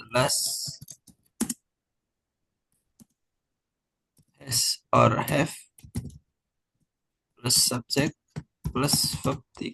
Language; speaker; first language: English; non-native, fluent; Indonesian